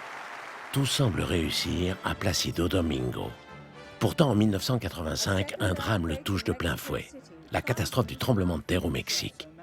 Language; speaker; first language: French; native; French